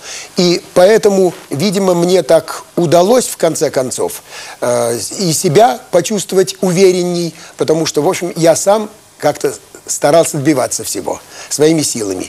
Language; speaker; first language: Russian; native; Russian